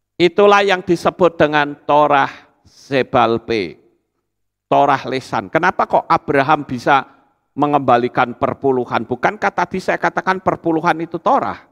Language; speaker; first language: Indonesian; native; Indonesian